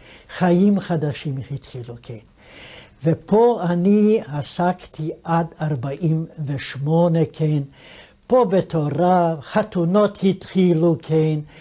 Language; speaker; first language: Hebrew; non-native, fluent; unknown